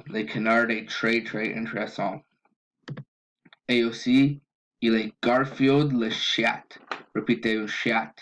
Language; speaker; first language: French; non-native, learner; English